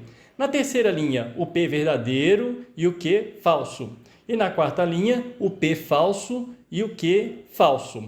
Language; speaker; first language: Portuguese; native; Portuguese